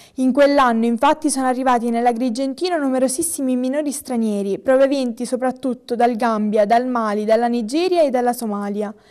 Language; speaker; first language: Italian; native; Italian